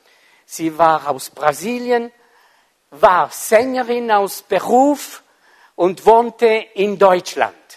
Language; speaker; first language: German; non-native, fluent; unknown